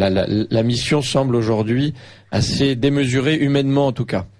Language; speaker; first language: French; native; French